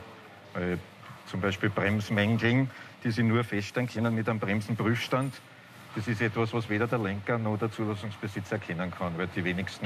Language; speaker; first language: German; native; German